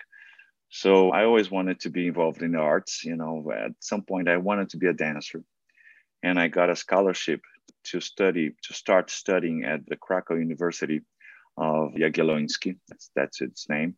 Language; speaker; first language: English; non-native, fluent; Portuguese